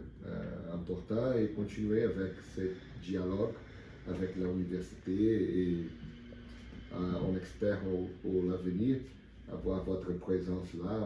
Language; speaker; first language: French; non-native, learner; Portuguese